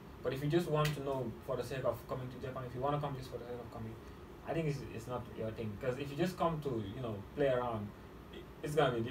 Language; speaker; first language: English; non-native, fluent; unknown